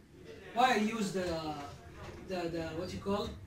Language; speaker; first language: English; non-native, learner; Arabic